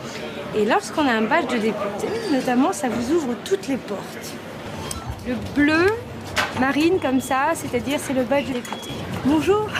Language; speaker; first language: French; native; French